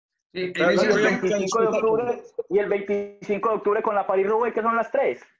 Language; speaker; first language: Spanish; native; Spanish